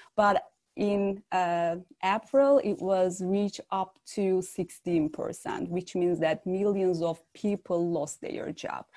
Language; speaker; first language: English; non-native, fluent; Turkish